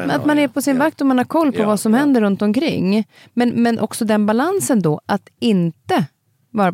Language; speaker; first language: Swedish; native; Swedish